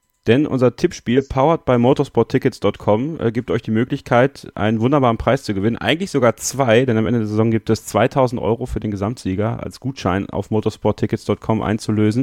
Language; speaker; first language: German; native; German